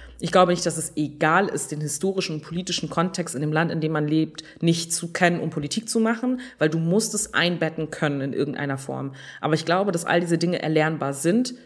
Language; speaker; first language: German; early bilingual, other home language; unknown